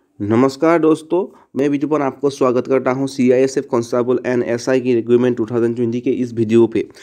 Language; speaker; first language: Hindi; non-native, local second language; Assamese